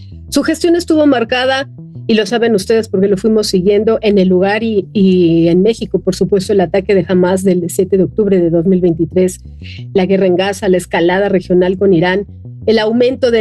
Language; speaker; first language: Spanish; native; Spanish